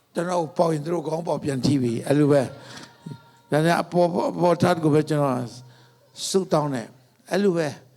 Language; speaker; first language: Burmese; non-native, local second language; Tedim Chin